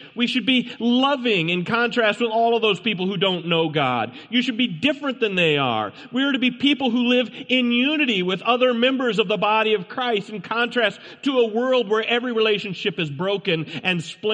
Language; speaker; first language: English; native; English